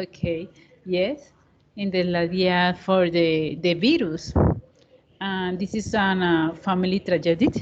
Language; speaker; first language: English; non-native, learner; Spanish